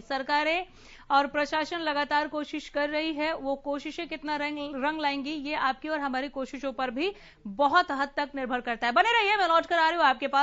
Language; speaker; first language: Hindi; native; Hindi